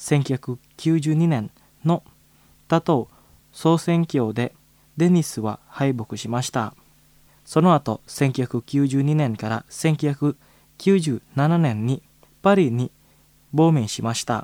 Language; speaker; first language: Japanese; non-native, fluent; Indonesian